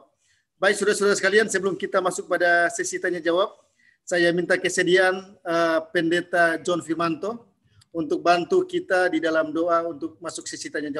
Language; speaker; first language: Indonesian; native; Indonesian